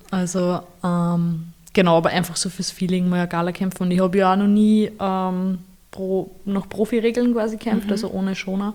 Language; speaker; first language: German; native; German